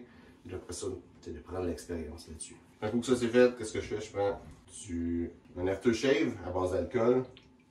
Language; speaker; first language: French; native; French